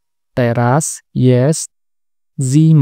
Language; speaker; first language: Polish; non-native, learner; Indonesian